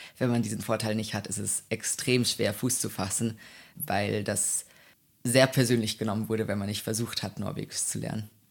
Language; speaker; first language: German; native; German